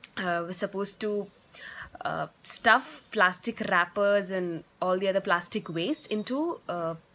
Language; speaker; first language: English; non-native, local second language; Tamil